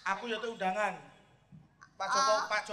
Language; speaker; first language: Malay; non-native, local second language; Javanese